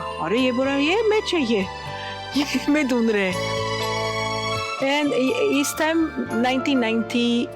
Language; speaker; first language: Hindi; non-native, learner; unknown